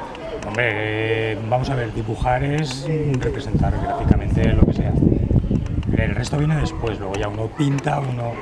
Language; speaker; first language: Spanish; native; Spanish